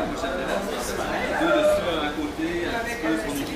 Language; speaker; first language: French; native; French